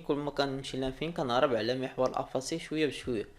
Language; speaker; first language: Arabic; native; Arabic